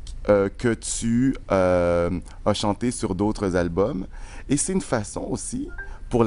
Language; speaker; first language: French; native; French